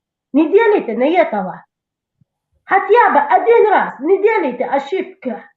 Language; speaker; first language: Russian; non-native, local second language; Tajik